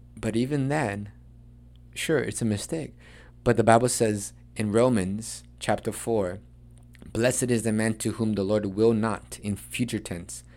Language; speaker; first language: English; early bilingual, other home language; Spanish